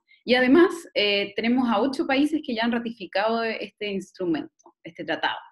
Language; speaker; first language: Spanish; native; Spanish